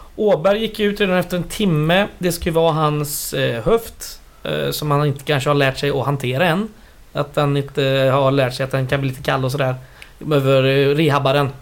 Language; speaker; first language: Swedish; native; Swedish